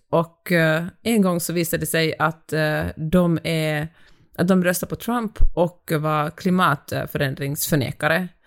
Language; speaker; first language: Swedish; native; Swedish